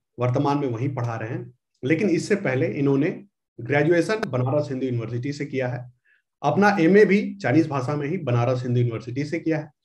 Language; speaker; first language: Hindi; native; Hindi